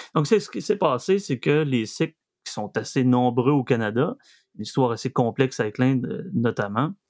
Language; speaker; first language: French; native; French